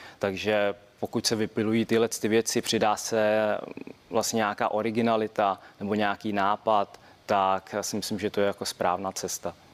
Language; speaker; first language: Czech; early bilingual, other home language; Vietnamese